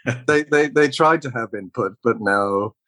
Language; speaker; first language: English; native; English